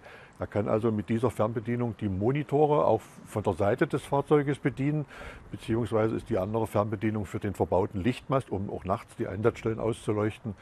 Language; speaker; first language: German; native; German